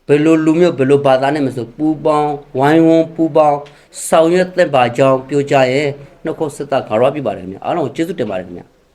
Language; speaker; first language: Burmese; non-native, local second language; Rohingya